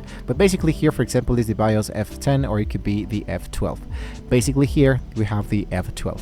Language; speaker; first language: English; non-native, fluent; Spanish